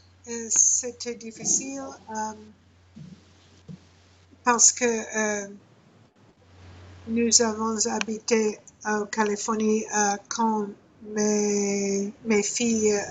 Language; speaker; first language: French; non-native, learner; English